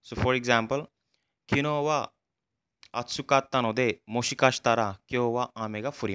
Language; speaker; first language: Japanese; non-native, fluent; Hindi